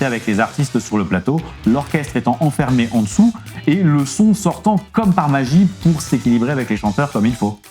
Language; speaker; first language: French; native; French